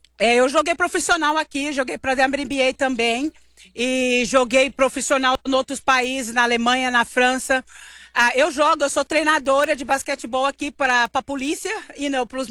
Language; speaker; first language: Portuguese; native; Portuguese